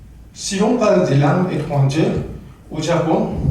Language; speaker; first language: French; non-native, learner; Japanese